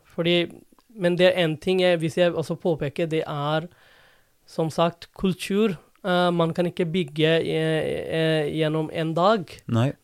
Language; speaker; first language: Norwegian; non-native, fluent; Bangla